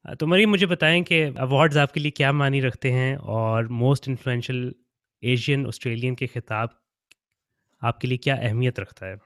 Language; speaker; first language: Urdu; native; Urdu